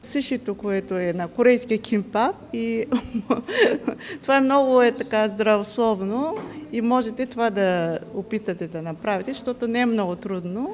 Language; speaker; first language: Bulgarian; non-native, fluent; Korean